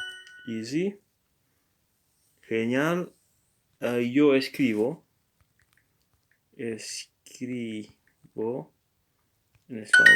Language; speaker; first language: Spanish; non-native, learner; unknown